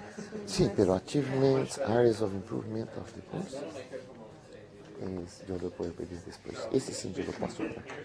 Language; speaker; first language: Spanish; non-native, fluent; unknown